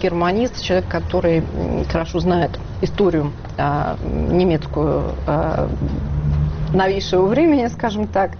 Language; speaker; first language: Russian; native; Russian